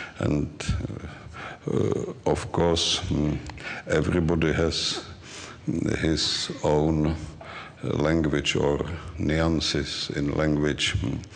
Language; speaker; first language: English; non-native, learner; Czech